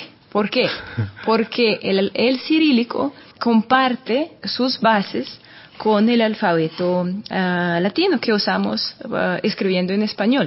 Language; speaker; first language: Spanish; non-native, fluent; Russian